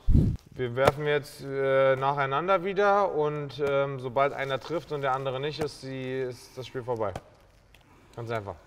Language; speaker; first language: German; native; German